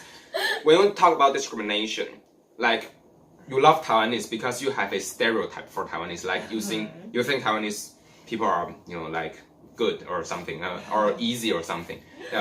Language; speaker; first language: English; non-native, learner; Chinese